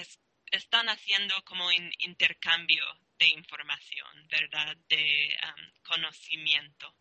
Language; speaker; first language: Spanish; non-native, learner; English